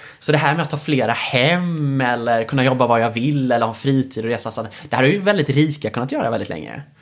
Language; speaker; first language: Swedish; native; Swedish